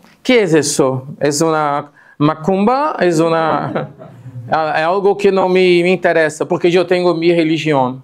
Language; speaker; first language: Spanish; non-native, fluent; Portuguese